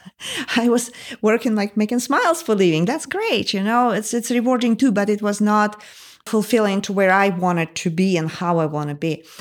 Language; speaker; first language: English; non-native, fluent; Russian